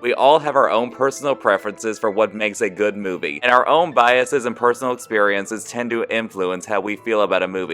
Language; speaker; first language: English; native; English